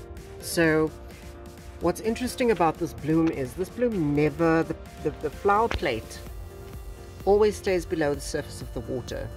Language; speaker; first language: English; native; English